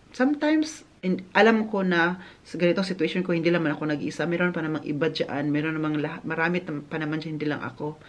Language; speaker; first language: Filipino; non-native, local second language; Cebuano